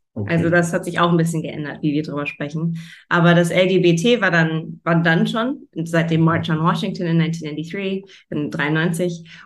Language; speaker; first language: German; early bilingual, heritage; German